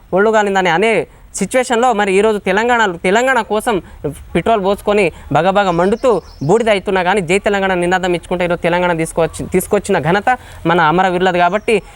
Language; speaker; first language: Telugu; non-native, local second language; Lambadi